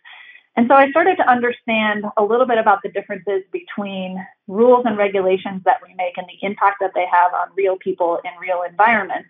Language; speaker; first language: English; native; English